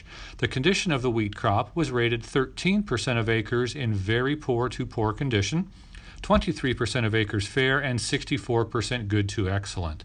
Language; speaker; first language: English; native; English